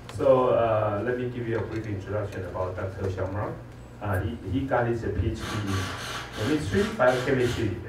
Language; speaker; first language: English; non-native, fluent; Chinese